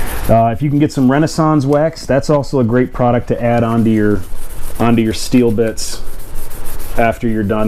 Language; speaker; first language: English; native; English